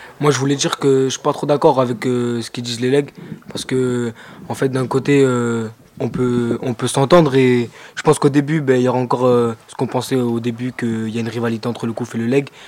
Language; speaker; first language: French; native; French